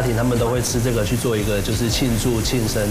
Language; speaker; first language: Chinese; native; Chinese